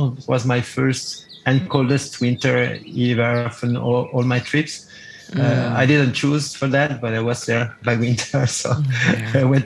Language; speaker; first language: English; non-native, fluent; French